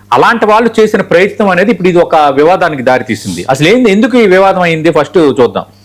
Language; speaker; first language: Telugu; native; Telugu